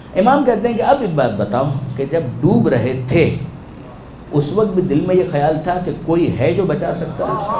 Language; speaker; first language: Urdu; non-native, local second language; Gujarati